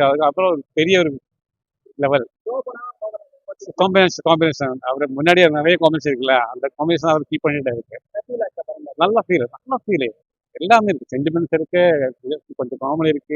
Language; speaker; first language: Tamil; non-native, local second language; Malayalam